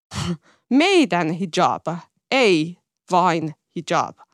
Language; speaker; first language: Finnish; non-native, learner; Persian